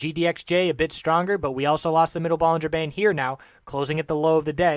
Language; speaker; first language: English; native; English